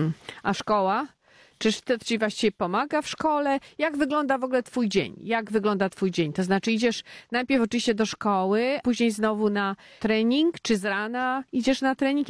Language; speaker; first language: Polish; native; Polish